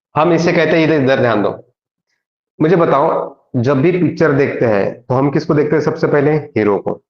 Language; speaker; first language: Hindi; non-native, local second language; Marathi